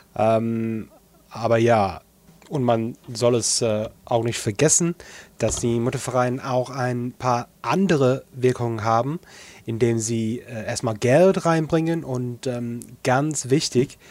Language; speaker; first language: German; non-native, fluent; English